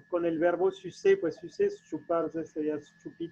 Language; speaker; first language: Spanish; non-native, fluent; French